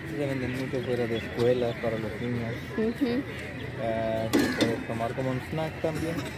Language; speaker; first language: Spanish; non-native, learner; Urdu